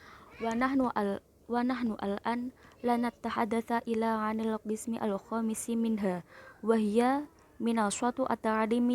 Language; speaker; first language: Arabic; non-native, learner; Indonesian